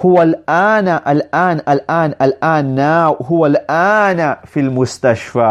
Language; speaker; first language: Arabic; non-native, fluent; English